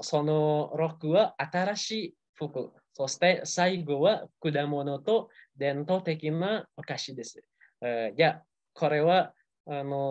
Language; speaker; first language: Japanese; non-native, learner; Indonesian